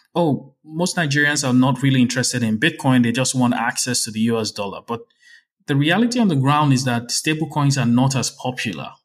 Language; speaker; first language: English; non-native, local second language; Yoruba